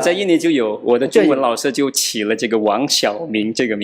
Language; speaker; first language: Chinese; non-native, fluent; Madurese